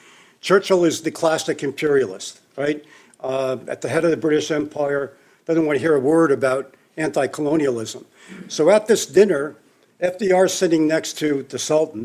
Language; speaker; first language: English; native; English